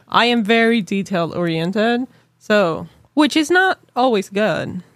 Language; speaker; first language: English; non-native, fluent; Spanish